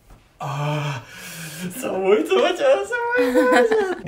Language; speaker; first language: Japanese; non-native, learner; Serbian